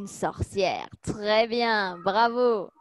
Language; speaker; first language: French; native; French